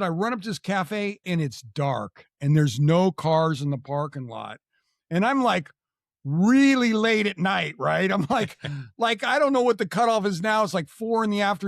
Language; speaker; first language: English; native; English